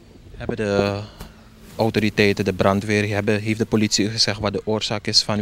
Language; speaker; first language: Dutch; native; Dutch